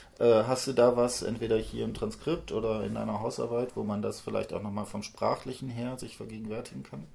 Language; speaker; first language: German; native; German